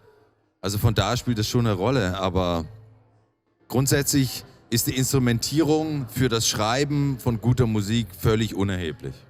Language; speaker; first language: German; native; German